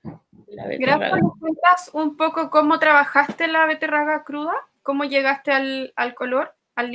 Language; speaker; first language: Spanish; native; Spanish